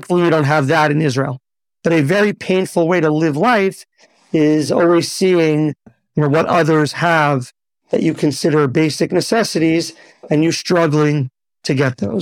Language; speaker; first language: English; native; English